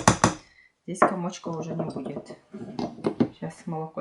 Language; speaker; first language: Russian; native; Russian